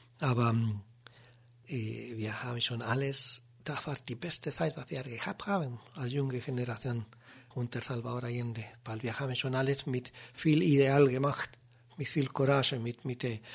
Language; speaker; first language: German; non-native, learner; Spanish